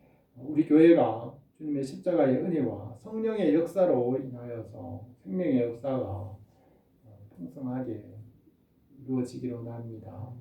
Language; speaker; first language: Korean; native; Korean